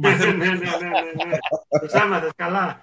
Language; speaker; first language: Greek; early bilingual, heritage; Greek